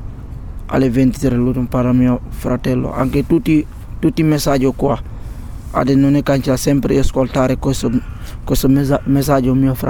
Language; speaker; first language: Italian; non-native, learner; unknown